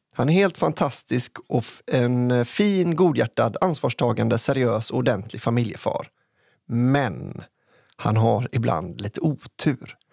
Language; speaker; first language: Swedish; native; Swedish